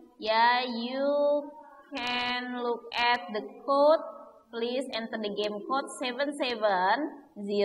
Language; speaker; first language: English; non-native, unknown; Indonesian